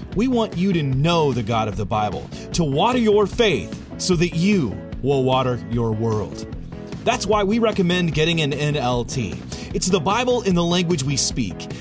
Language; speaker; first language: English; native; English